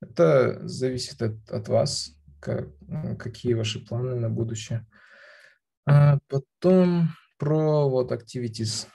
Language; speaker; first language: Russian; non-native, local second language; Kazakh